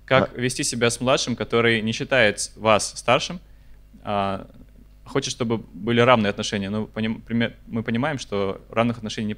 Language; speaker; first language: Russian; native; Russian